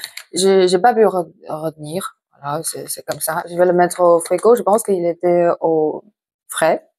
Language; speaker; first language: French; non-native, fluent; Chinese